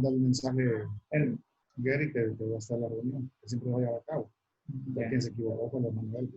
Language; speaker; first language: Spanish; native; Spanish